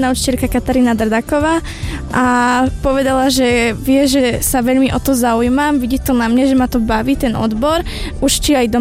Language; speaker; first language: Slovak; native; Slovak